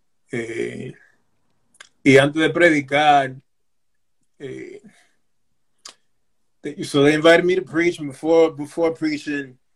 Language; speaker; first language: English; early bilingual, other home language; Spanish